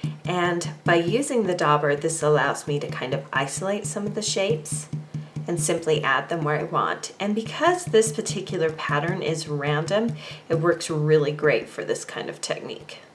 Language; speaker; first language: English; native; English